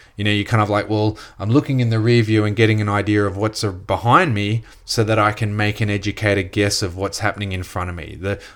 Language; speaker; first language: English; native; English